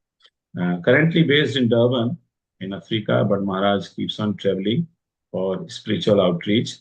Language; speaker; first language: English; non-native, local second language; Hindi